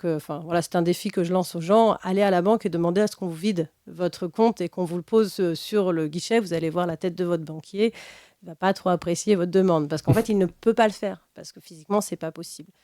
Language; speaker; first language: French; native; French